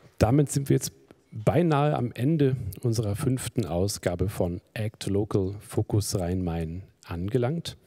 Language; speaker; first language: German; native; German